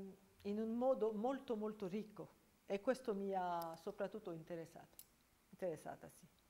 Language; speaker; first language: Italian; non-native, fluent; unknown